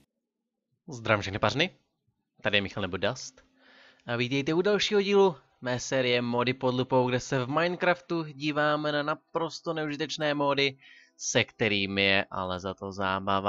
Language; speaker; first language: Czech; native; Czech